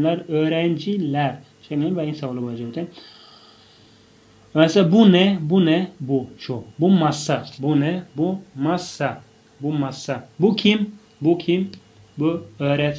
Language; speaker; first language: Turkish; non-native, fluent; Tajik